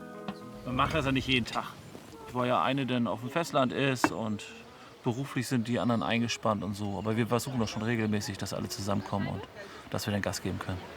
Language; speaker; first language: German; native; German